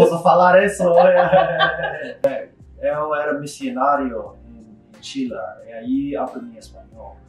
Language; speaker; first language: Portuguese; non-native, learner; English